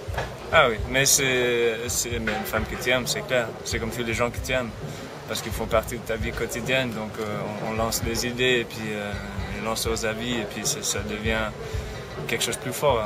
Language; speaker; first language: French; non-native, local second language; English